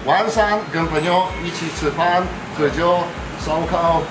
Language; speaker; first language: Chinese; non-native, fluent; Polish